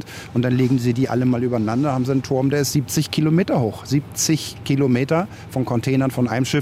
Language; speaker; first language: German; native; German